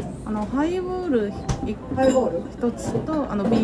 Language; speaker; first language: Japanese; non-native, fluent; Korean